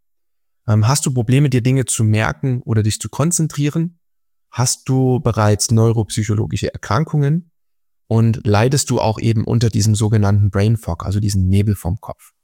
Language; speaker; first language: German; native; German